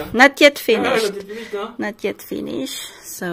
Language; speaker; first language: English; non-native, local second language; Filipino